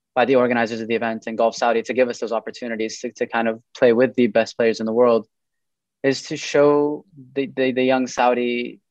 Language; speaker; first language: English; early bilingual, other home language; Arabic